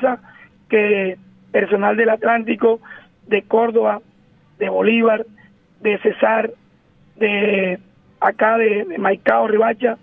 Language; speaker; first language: Spanish; native; Spanish